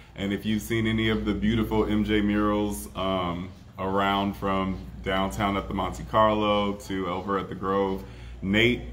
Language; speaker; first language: English; native; English